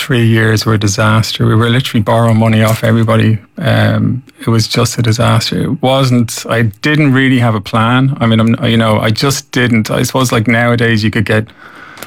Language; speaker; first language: English; native; English